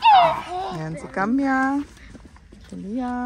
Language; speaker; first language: Filipino; native; Filipino